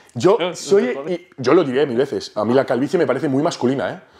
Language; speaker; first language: Spanish; native; Spanish